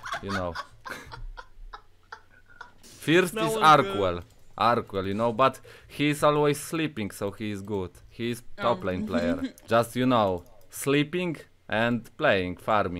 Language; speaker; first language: English; non-native, learner; Polish